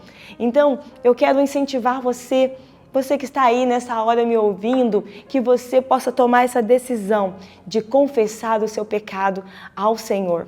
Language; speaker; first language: Portuguese; native; Portuguese